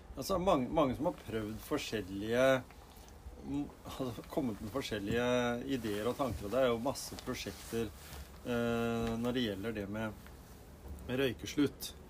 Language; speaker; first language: Norwegian; native; Norwegian